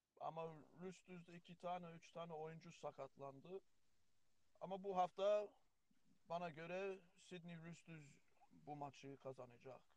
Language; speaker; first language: Turkish; early bilingual, heritage; Turkish